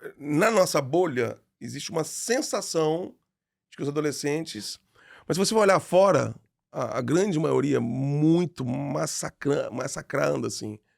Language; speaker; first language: Portuguese; native; Portuguese